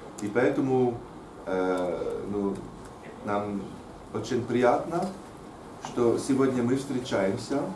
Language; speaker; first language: Russian; non-native, fluent; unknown